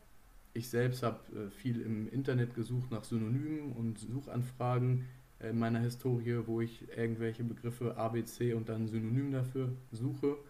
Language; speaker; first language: German; native; German